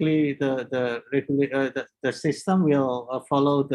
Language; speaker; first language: English; non-native, learner; Indonesian